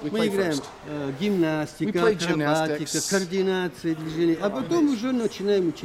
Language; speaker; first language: Russian; native; Russian